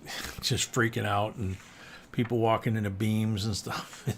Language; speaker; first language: English; native; English